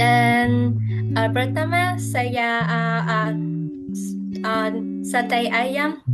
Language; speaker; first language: Indonesian; non-native, fluent; Vietnamese